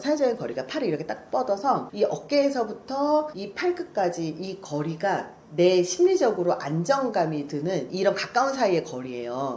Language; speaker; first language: Korean; native; Korean